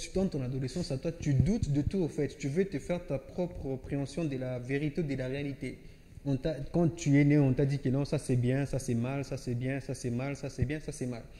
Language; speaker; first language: French; non-native, local second language; Swahili